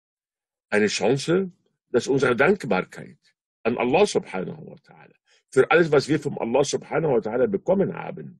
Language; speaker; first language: German; non-native, fluent; Arabic